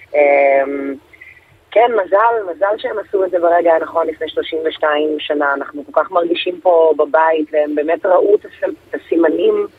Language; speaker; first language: Hebrew; early bilingual, other home language; Russian